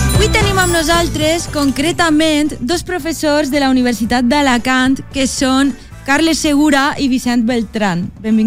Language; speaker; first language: Catalan; native; Catalan